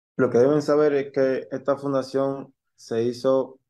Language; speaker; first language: Spanish; native; Spanish